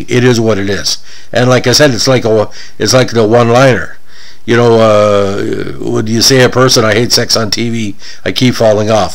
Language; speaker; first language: English; native; English